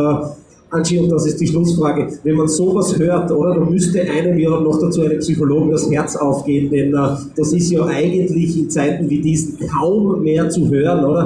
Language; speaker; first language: German; native; German